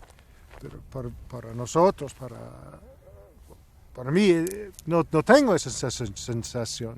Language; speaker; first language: Spanish; non-native, learner; English